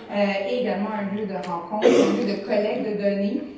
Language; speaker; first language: French; native; French